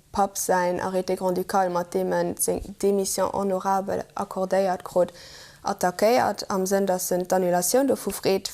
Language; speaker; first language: Luxembourgish; native; Luxembourgish